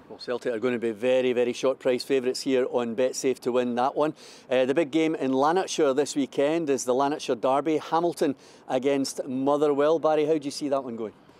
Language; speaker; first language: English; native; English